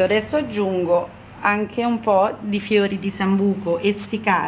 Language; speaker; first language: Italian; native; Italian